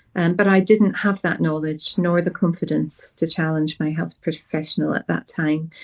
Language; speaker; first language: English; native; English